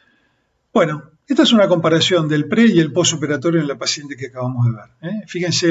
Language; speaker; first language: Spanish; native; Spanish